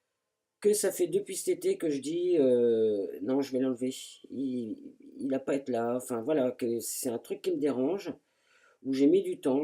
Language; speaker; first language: French; native; French